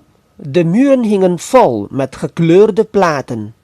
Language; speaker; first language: Dutch; non-native, fluent; Indonesian